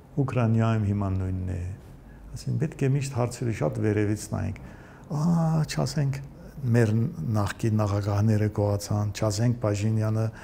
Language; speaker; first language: Armenian; early bilingual, heritage; Armenian